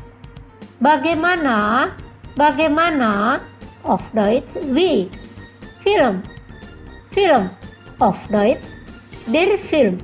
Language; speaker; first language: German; non-native, fluent; Indonesian